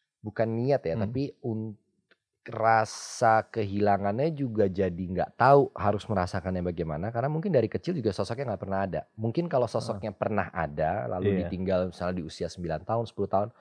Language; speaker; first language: Indonesian; native; Indonesian